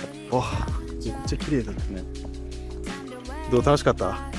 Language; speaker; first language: Japanese; native; Japanese